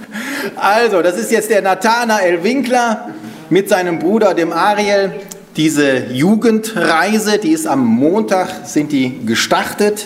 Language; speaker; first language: German; native; German